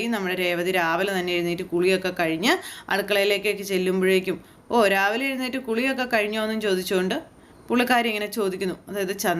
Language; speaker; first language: Malayalam; native; Malayalam